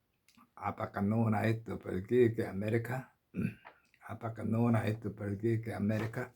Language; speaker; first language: Indonesian; non-native, learner; Korean